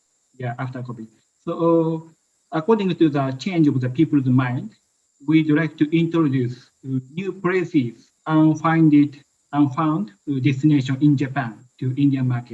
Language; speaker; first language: English; non-native, learner; Japanese